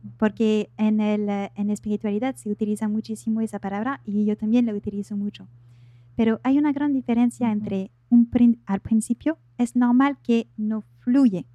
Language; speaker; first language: Spanish; non-native, fluent; French